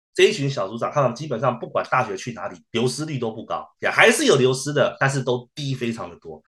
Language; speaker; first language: Chinese; early bilingual, heritage; Chinese